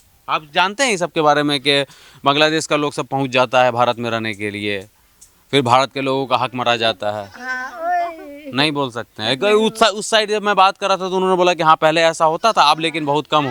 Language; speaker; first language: Hindi; native; Hindi